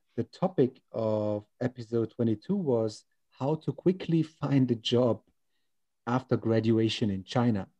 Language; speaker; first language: English; non-native, fluent; German